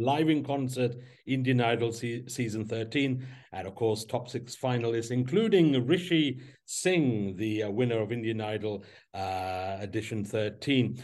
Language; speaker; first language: English; native; English